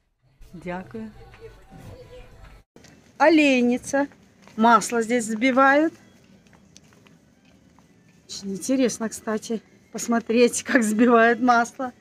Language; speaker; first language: Russian; native; Russian